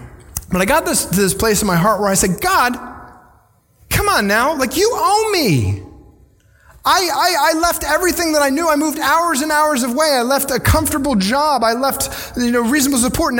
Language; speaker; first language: English; native; English